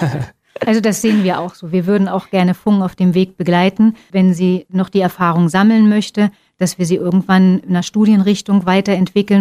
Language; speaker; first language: German; native; German